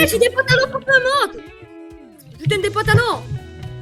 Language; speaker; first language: French; native; French